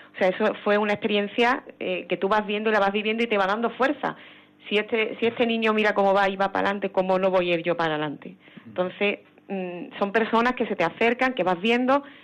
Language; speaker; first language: Spanish; native; Spanish